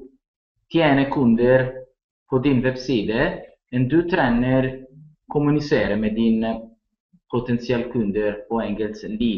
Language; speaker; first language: Norwegian; non-native, learner; Italian